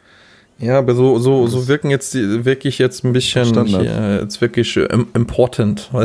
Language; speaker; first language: German; native; German